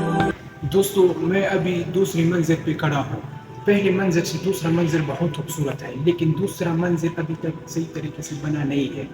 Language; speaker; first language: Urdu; non-native, local second language; Pashto